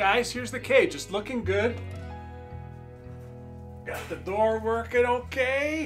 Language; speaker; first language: English; native; English